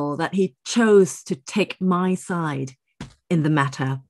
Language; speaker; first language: English; native; English